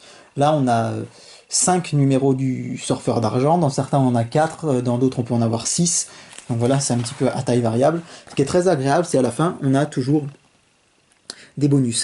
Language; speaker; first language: French; native; French